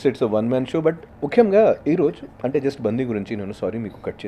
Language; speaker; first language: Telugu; non-native, local second language; Hindi